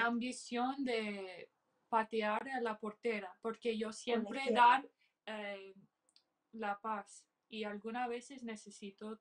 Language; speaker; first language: Spanish; early bilingual, heritage; English